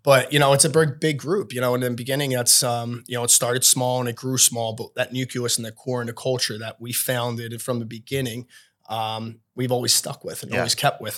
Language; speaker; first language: English; native; English